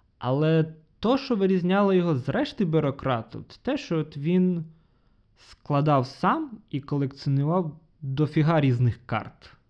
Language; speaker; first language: Ukrainian; non-native, local second language; Russian